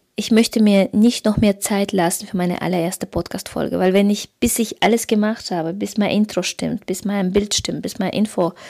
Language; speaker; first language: German; early bilingual, other home language; Russian